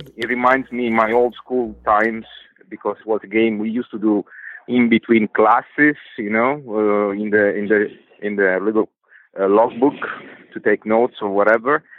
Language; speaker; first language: English; non-native, fluent; Italian